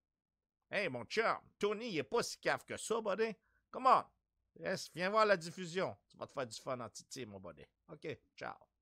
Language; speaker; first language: French; native; French